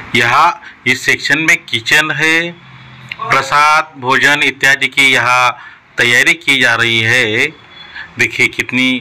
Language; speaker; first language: Hindi; non-native, local second language; Marathi